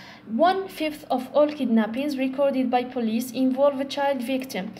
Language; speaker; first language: English; non-native, fluent; Arabic